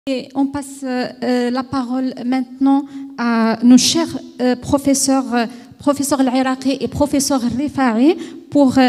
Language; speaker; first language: French; non-native, local second language; Arabic